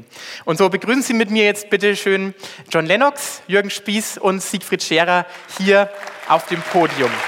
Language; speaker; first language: German; native; German